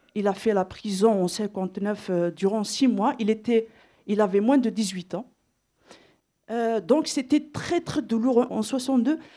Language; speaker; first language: French; non-native, local second language; Kabyle